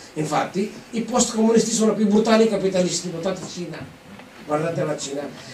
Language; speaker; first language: Italian; non-native, fluent; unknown